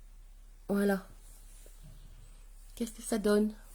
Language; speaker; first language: French; native; French